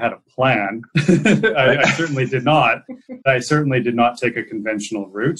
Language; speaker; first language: English; native; English